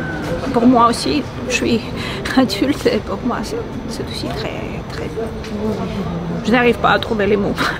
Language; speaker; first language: French; non-native, fluent; Russian